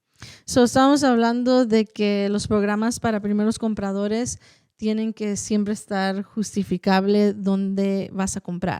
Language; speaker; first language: Spanish; early bilingual, heritage; Spanish